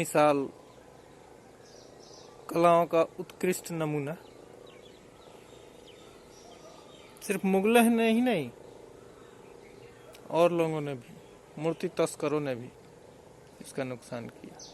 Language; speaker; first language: Hindi; native; Hindi